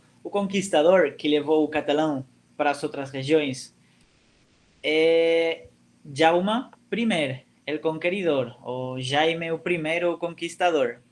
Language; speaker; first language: Portuguese; non-native, fluent; Catalan